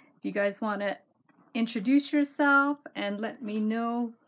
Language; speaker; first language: English; native; English